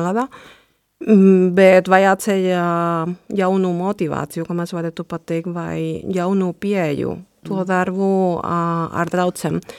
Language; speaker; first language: Latvian; non-native, fluent; Spanish